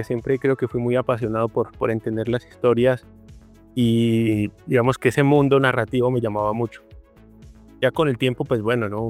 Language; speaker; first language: Spanish; native; Spanish